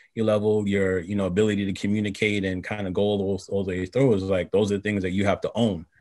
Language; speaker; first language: English; native; English